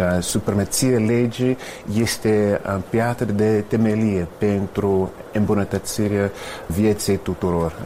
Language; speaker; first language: Romanian; non-native, fluent; English